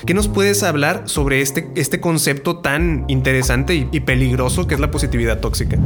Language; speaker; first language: Spanish; native; Spanish